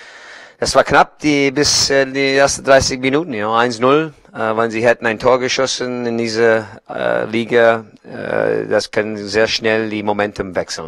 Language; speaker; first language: German; non-native, learner; English